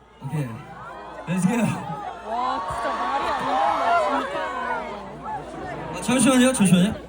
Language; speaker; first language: Korean; early bilingual, heritage; Korean